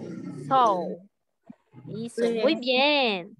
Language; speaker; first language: Spanish; non-native, learner; Portuguese